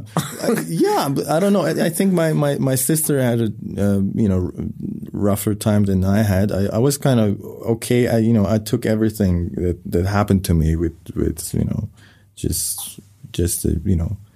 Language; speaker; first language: English; non-native, fluent; Persian